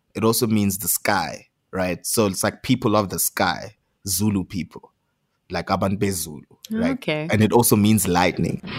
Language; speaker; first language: English; non-native, local second language; Zulu